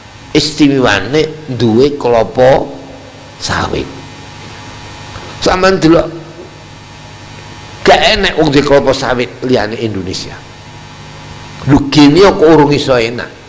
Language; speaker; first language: Indonesian; non-native, local second language; Javanese